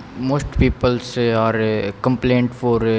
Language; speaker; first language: English; non-native, learner; Haryanvi